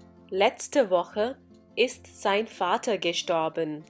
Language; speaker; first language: German; non-native, fluent; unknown